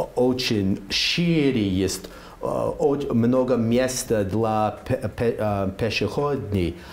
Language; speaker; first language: Russian; non-native, learner; English